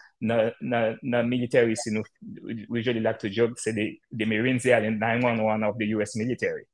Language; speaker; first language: English; non-native, fluent; Haitian Creole